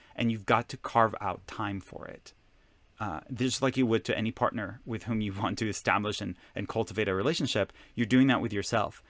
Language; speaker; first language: English; non-native, fluent; Hebrew